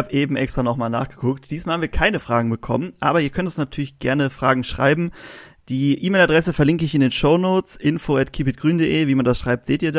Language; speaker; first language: German; native; German